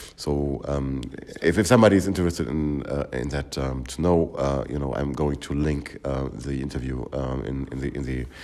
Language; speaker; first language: English; non-native, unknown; German